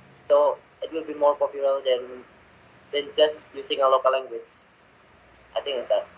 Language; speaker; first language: English; non-native, learner; Indonesian